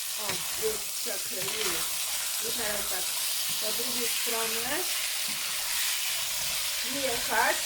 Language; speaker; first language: Polish; non-native, learner; Chinese